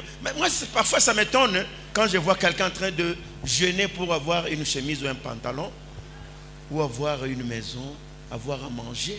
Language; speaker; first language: French; non-native, local second language; Lingala